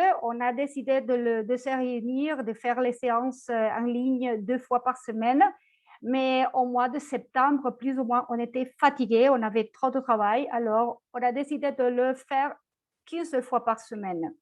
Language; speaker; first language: French; non-native, fluent; Spanish